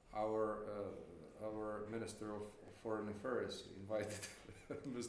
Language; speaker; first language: English; non-native, fluent; Ukrainian